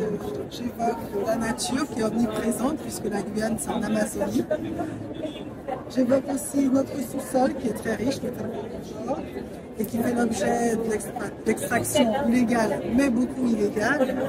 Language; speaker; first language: French; native; French